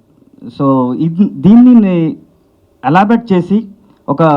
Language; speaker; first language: Telugu; non-native, learner; Kannada